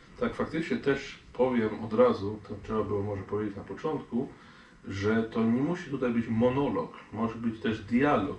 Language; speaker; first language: Polish; non-native, fluent; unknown